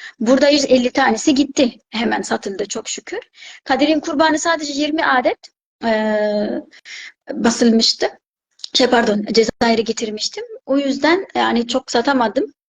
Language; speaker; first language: Turkish; non-native, fluent; Arabic